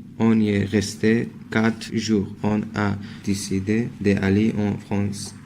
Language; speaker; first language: French; non-native, learner; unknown